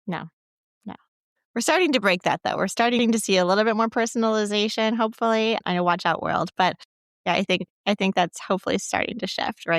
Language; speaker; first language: English; native; English